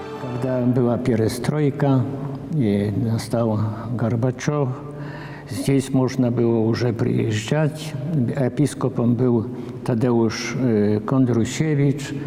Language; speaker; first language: Russian; non-native, fluent; Polish